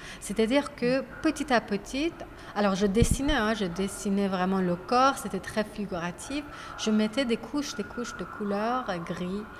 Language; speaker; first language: French; non-native, fluent; Persian